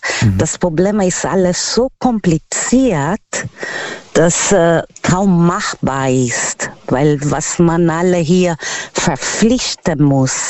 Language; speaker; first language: German; non-native, fluent; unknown